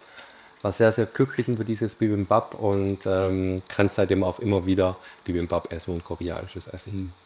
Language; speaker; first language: German; early bilingual, other home language; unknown